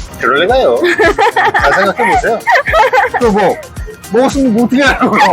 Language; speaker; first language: Korean; native; Korean